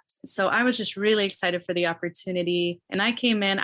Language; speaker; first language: English; native; English